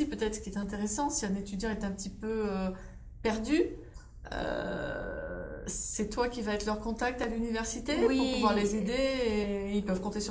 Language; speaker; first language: French; native; French